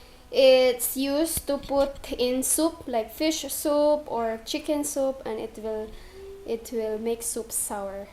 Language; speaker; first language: English; non-native, local second language; Cebuano